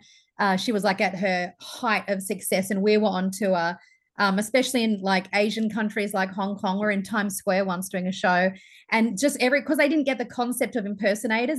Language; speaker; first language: English; native; English